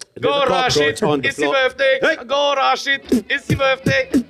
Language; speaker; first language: English; native; English